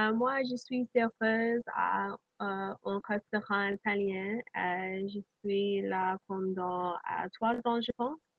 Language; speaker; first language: French; non-native, learner; English